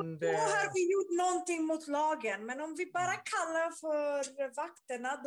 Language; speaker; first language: Swedish; non-native, learner; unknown